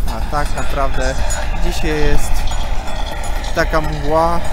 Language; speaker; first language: Polish; non-native, learner; Russian